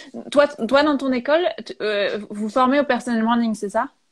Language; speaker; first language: French; native; French